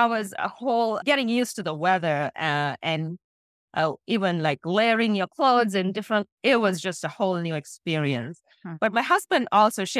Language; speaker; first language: English; non-native, local second language; Sinhala